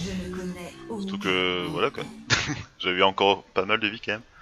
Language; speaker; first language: French; native; French